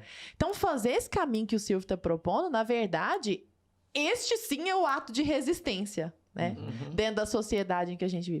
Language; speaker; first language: Portuguese; native; Portuguese